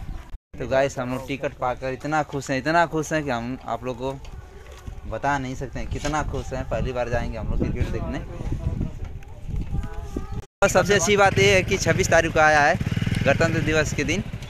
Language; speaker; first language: Hindi; native; Hindi